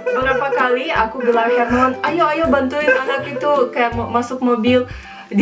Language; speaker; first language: Indonesian; non-native, fluent; Russian